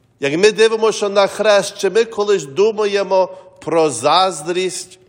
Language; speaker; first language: Ukrainian; early bilingual, heritage; Ukrainian